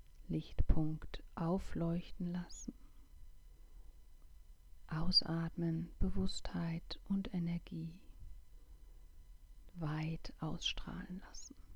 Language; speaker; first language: German; native; German